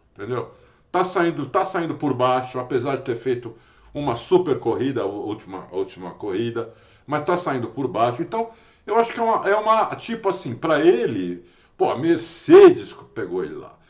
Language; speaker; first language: Portuguese; native; Portuguese